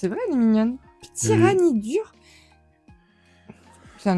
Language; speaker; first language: French; native; French